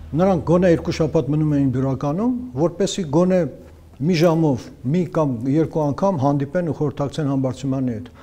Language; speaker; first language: Armenian; native; Armenian